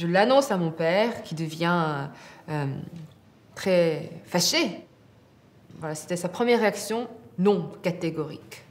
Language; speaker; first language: French; non-native, fluent; Korean